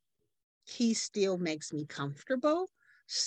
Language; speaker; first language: English; native; English